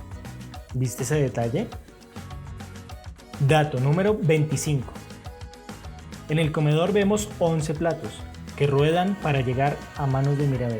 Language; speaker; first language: Spanish; native; Spanish